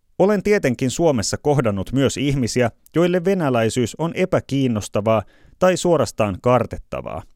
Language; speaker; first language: Finnish; native; Finnish